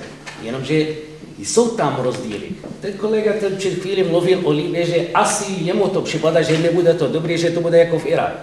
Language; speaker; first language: Czech; non-native, fluent; Arabic